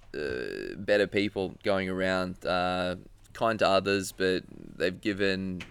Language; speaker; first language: English; native; English